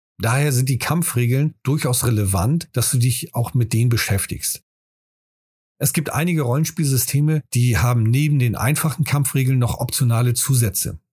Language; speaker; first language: German; native; German